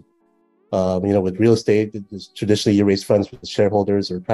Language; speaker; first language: English; native; English